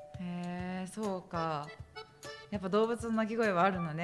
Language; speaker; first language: Japanese; native; Japanese